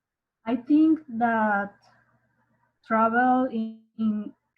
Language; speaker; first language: English; non-native, learner; Spanish